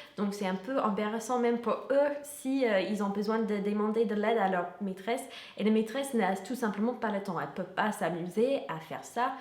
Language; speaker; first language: French; non-native, fluent; English